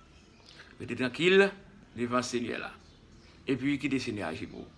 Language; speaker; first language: French; non-native, local second language; Haitian Creole